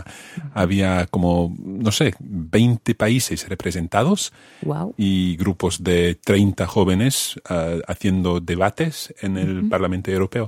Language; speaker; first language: Spanish; non-native, fluent; English